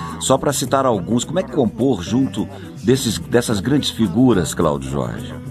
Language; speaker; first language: Portuguese; native; Portuguese